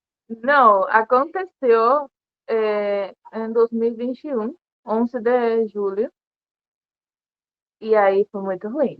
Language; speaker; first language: Portuguese; non-native, learner; Spanish